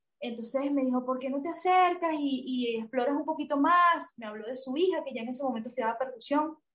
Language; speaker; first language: Spanish; native; Spanish